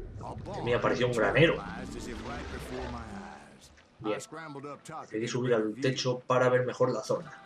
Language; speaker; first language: Spanish; native; Spanish